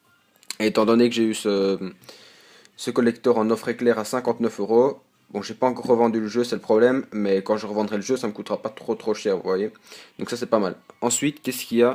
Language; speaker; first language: French; native; French